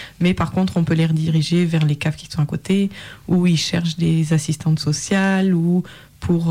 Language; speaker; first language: French; native; French